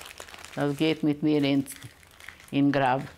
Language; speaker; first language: German; early bilingual, heritage; German